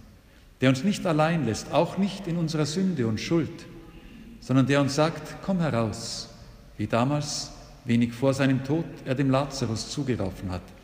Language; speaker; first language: German; native; German